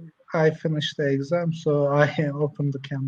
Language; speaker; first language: English; non-native, learner; Turkish